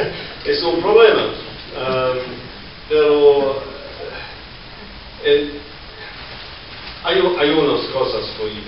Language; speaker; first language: Spanish; non-native, learner; English